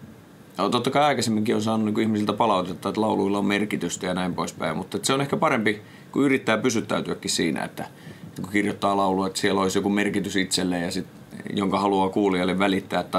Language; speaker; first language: Finnish; native; Finnish